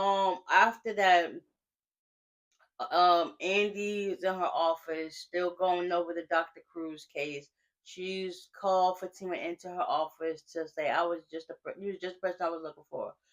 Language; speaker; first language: English; native; English